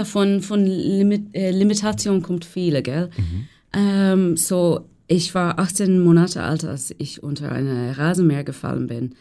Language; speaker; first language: German; non-native, fluent; English